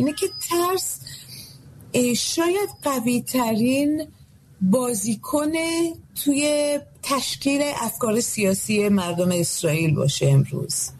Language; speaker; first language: Persian; early bilingual, heritage; Persian